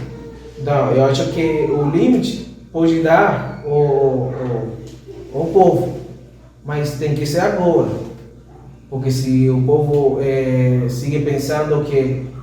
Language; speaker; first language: Portuguese; non-native, fluent; Spanish